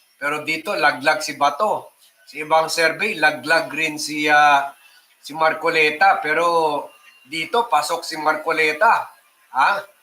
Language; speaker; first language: Filipino; native; Filipino